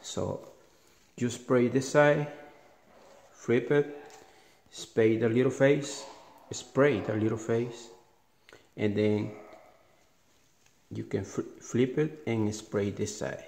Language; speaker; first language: English; non-native, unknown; Spanish